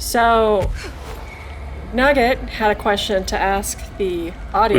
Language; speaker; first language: English; native; English